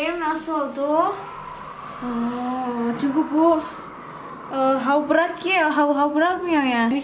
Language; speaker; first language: Turkish; non-native, learner; Indonesian